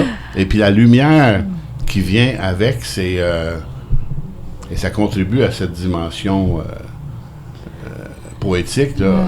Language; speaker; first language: French; native; French